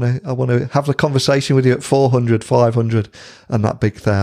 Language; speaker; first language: English; native; English